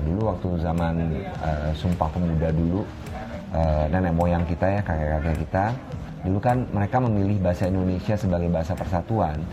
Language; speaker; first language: Indonesian; non-native, local second language; Minangkabau